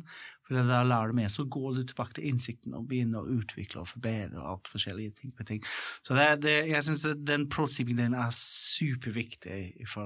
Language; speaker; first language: Norwegian; non-native, fluent; English